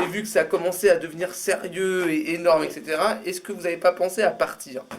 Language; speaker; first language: French; native; French